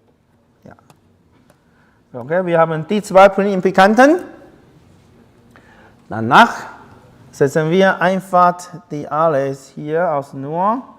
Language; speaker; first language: German; non-native, learner; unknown